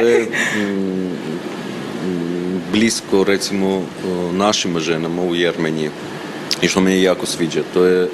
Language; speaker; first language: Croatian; non-native, fluent; Armenian